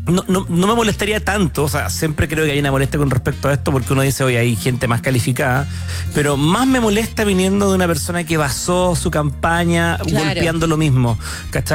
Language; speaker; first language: Spanish; native; Spanish